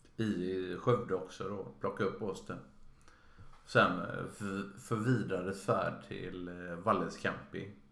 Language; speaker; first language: Swedish; native; Swedish